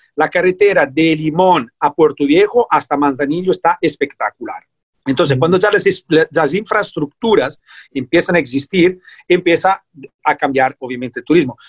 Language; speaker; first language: Spanish; non-native, fluent; Italian